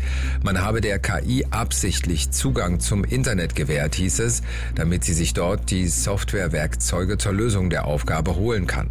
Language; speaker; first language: German; native; German